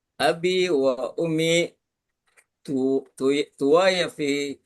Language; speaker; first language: Arabic; non-native, learner; Indonesian